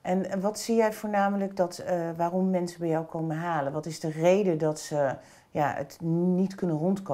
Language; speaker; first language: Dutch; native; Dutch